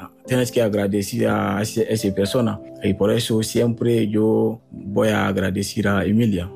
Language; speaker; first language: Spanish; non-native, learner; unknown